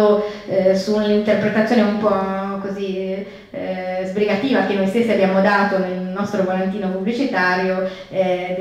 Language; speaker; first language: Italian; native; Italian